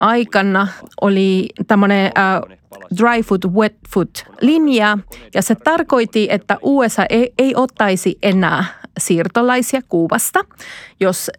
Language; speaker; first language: Finnish; non-native, fluent; Spanish